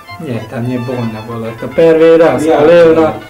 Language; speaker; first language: Russian; non-native, local second language; Hungarian